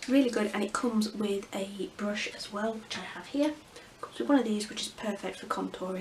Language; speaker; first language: English; native; English